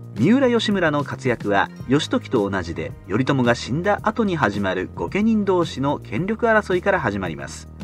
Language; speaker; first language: Japanese; native; Japanese